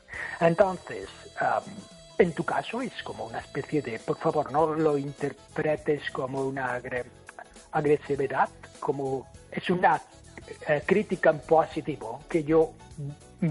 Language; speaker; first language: Spanish; non-native, fluent; English